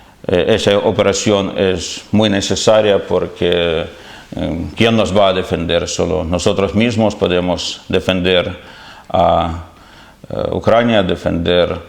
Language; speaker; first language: Spanish; non-native, fluent; Ukrainian